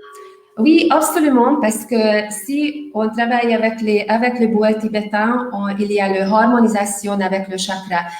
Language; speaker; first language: French; non-native, learner; Hungarian